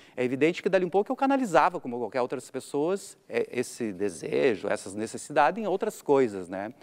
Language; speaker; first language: Portuguese; native; Portuguese